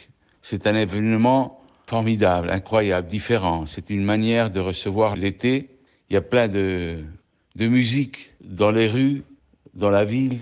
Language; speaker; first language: French; early bilingual, heritage; French